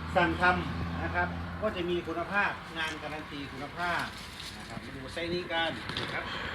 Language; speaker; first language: Thai; native; Thai